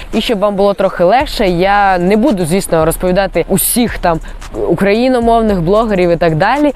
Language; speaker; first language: Ukrainian; non-native, local second language; Russian